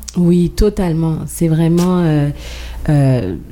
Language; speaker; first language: French; native; French